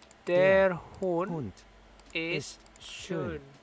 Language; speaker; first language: German; non-native, learner; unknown